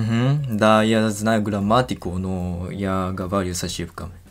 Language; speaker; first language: Russian; non-native, fluent; Japanese